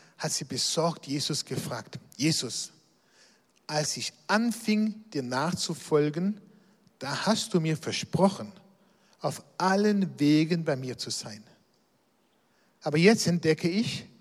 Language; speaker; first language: German; non-native, local second language; Swiss German